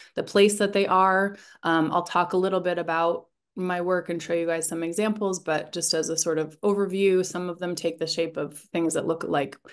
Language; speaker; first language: English; native; English